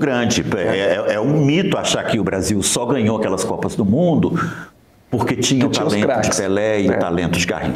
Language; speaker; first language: Portuguese; native; Portuguese